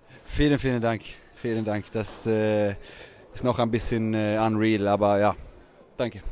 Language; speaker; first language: German; non-native, fluent; Swedish